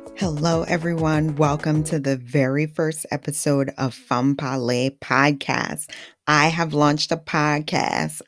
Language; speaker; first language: English; non-native, fluent; Haitian Creole